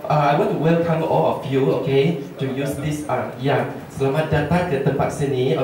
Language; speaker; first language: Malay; non-native, local second language; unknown